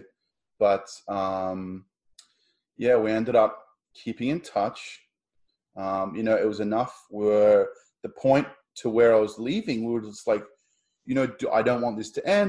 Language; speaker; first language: English; native; English